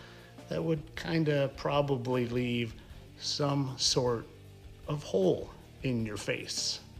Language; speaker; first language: English; native; English